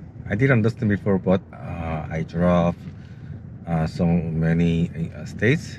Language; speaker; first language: English; non-native, learner; Korean